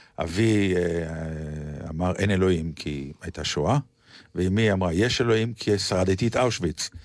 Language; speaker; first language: Hebrew; native; Hebrew